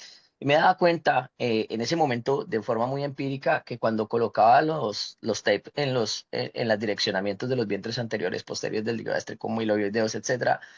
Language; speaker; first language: Spanish; native; Spanish